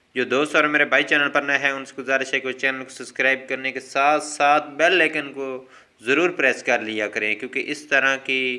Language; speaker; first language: Urdu; non-native, local second language; Punjabi